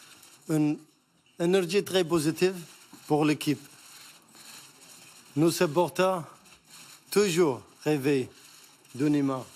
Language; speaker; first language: French; non-native, learner; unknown